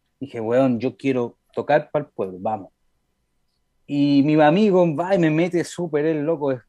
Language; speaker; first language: Spanish; early bilingual, heritage; Spanish